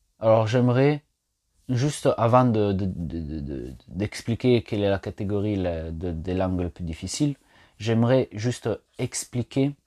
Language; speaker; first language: French; non-native, fluent; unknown